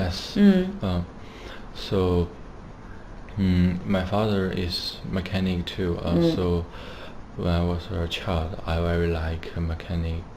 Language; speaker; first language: English; non-native, learner; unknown